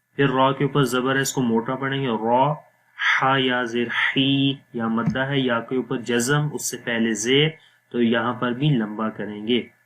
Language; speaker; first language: Urdu; non-native, local second language; Punjabi